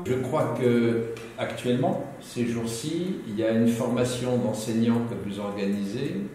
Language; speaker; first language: French; native; French